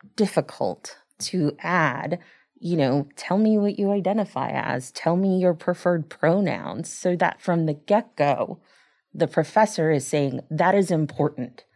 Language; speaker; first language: English; early bilingual, other home language; Spanish